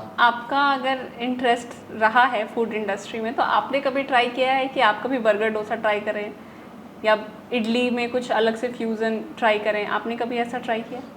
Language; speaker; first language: Hindi; native; Hindi